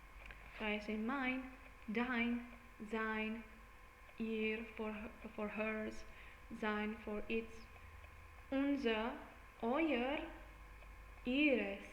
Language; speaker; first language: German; non-native, learner; English